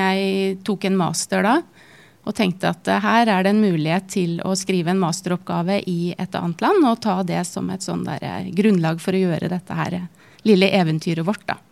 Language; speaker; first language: Norwegian; native; Norwegian